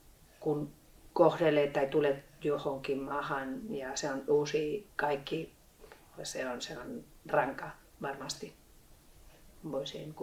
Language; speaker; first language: Finnish; non-native, fluent; Spanish